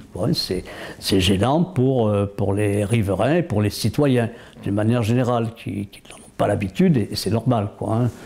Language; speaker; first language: French; native; French